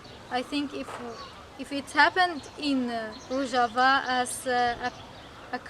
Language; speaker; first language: English; non-native, fluent; Arabic